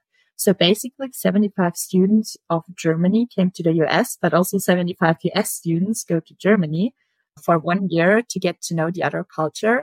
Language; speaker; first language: English; non-native, fluent; German